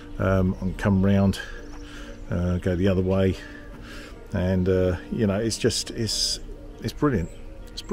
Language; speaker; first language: English; native; English